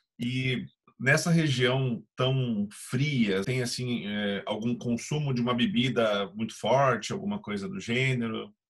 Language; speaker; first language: Portuguese; native; Portuguese